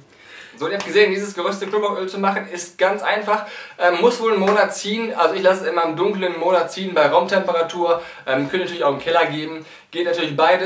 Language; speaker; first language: German; native; German